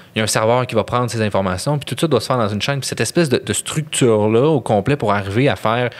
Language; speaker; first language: French; native; French